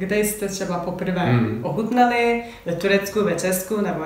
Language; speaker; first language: Czech; non-native, fluent; Turkish